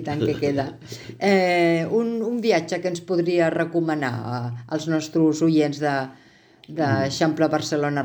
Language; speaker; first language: Catalan; native; Catalan